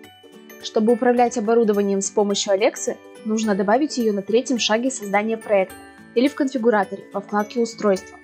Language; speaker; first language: Russian; native; Russian